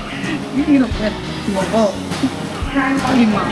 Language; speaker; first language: Korean; non-native, learner; Japanese